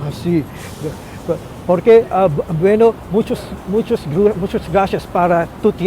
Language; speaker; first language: Spanish; non-native, learner; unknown